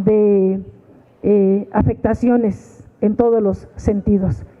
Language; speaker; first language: Spanish; native; Spanish